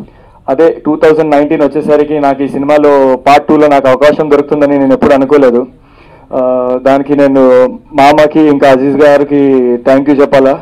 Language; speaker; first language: Telugu; non-native, local second language; Urdu